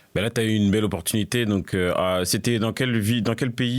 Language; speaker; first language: French; native; French